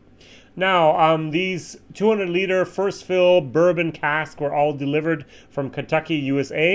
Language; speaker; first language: English; native; English